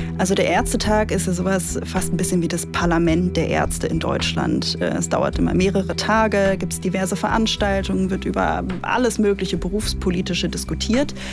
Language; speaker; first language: German; native; German